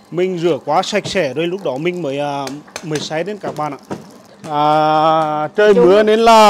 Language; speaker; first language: Vietnamese; native; Vietnamese